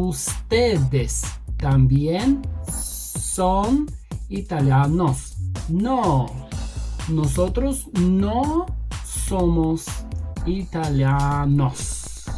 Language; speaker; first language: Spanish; non-native, fluent; Bulgarian